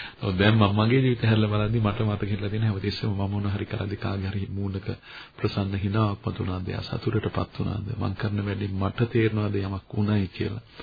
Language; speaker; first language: Sinhala; native; Sinhala